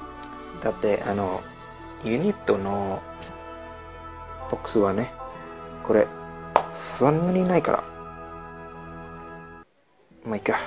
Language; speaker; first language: Japanese; non-native, learner; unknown